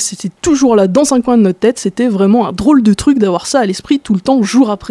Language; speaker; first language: French; native; French